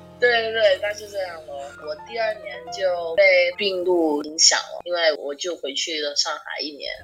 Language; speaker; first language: Chinese; non-native, fluent; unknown